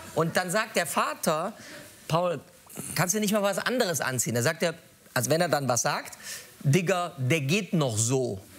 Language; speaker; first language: German; native; German